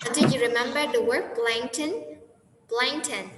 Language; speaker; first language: English; non-native, fluent; Vietnamese